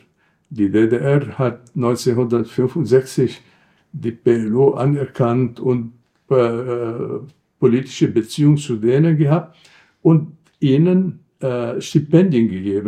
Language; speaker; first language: German; non-native, fluent; Arabic